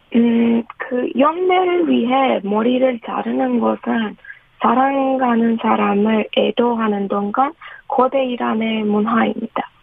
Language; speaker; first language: Korean; non-native, learner; Persian